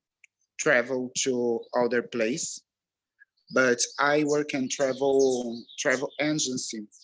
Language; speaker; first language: English; non-native, learner; Portuguese